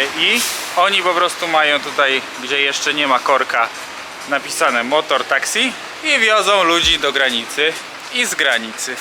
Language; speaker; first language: Polish; native; Polish